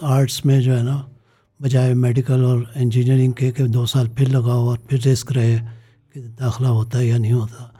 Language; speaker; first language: Urdu; native; Urdu